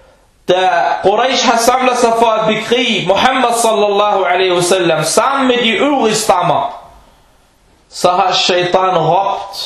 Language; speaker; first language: Danish; non-native, local second language; Arabic